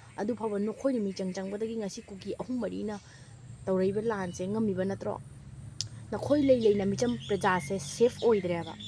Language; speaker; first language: Manipuri; native; Manipuri